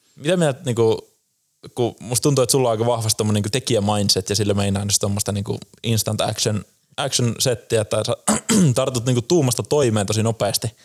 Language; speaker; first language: Finnish; native; Finnish